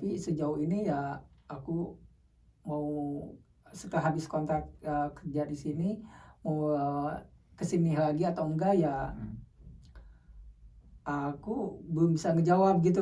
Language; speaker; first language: Indonesian; native; Indonesian